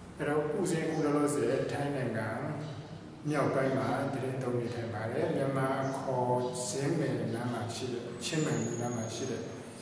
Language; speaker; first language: Burmese; native; Burmese